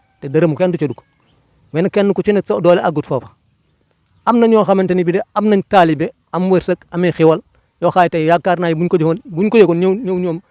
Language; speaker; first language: Wolof; native; Wolof